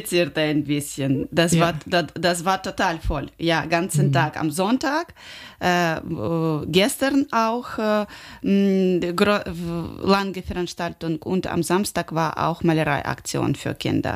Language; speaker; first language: German; non-native, learner; Ukrainian